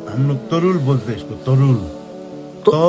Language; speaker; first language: Hindi; non-native, local second language; Nepali